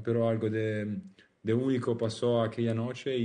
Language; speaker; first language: Spanish; non-native, learner; Italian